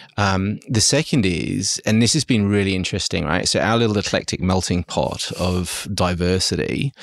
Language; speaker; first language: English; early bilingual, other home language; German